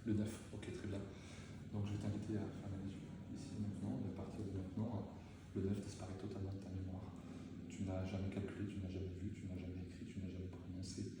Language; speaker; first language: French; native; French